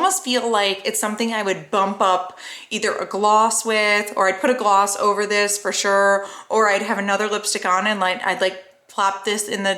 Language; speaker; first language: English; native; English